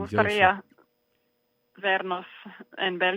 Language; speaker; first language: Spanish; non-native, learner; Finnish